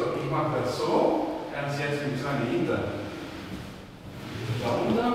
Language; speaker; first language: German; non-native, fluent; Dutch